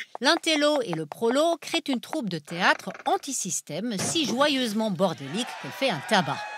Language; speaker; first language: French; non-native, fluent; German